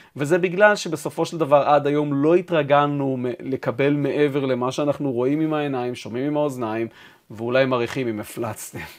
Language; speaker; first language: Hebrew; native; Hebrew